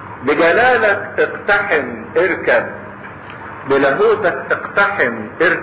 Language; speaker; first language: Arabic; native; Arabic